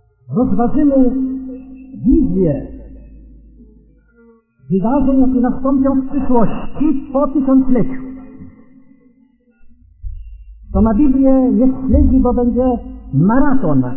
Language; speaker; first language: Polish; native; Polish